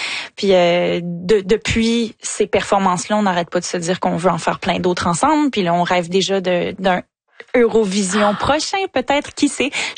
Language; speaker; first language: French; native; French